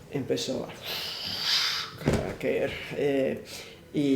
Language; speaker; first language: Spanish; non-native, fluent; English